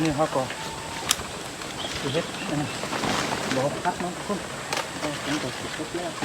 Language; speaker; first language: Thai; non-native, local second language; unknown